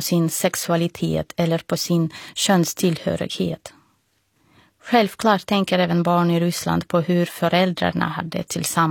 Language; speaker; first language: Swedish; non-native, fluent; Russian